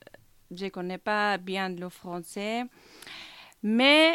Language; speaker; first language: French; non-native, learner; Kurdish